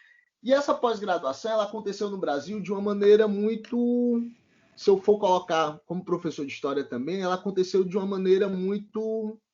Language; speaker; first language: Portuguese; native; Portuguese